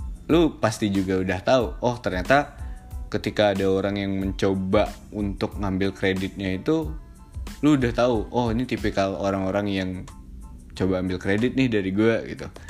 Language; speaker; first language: Indonesian; native; Indonesian